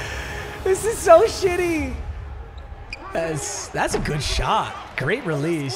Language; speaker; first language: English; native; English